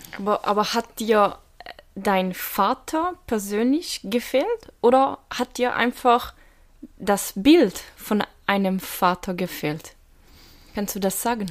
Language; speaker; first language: German; native; German